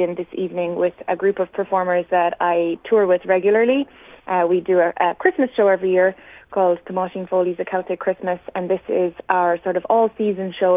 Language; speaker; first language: English; native; English